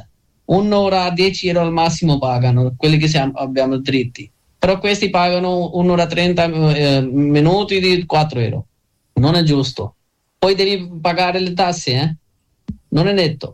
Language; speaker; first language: Italian; non-native, learner; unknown